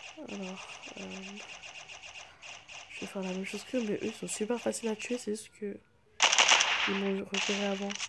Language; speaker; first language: French; native; French